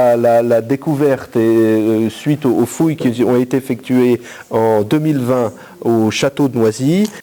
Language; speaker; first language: French; native; French